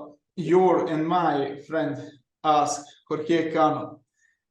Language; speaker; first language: English; non-native, learner; Serbian